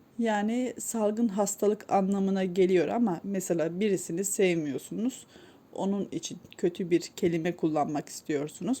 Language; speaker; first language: Turkish; native; Turkish